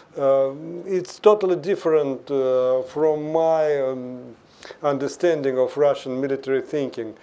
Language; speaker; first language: English; non-native, fluent; Russian